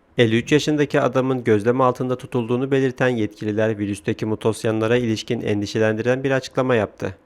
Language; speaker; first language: Turkish; native; Turkish